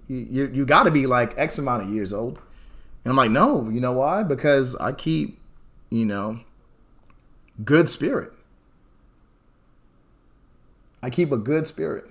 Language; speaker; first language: English; native; English